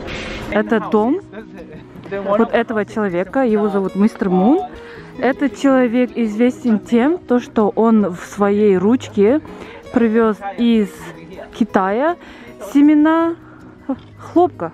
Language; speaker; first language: Russian; non-native, local second language; Kazakh